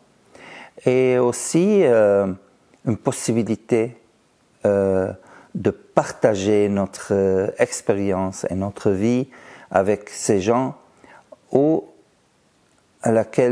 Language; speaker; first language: French; non-native, fluent; Arabic